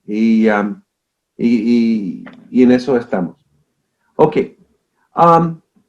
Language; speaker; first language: Spanish; non-native, fluent; English